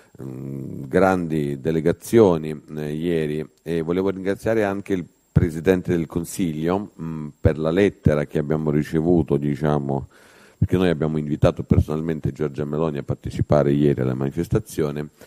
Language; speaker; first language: Italian; non-native, fluent; Ukrainian